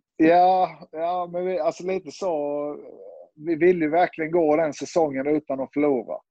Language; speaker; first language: Swedish; early bilingual, other home language; Serbian